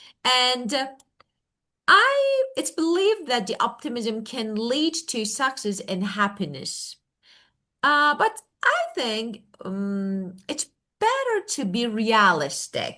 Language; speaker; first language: English; non-native, fluent; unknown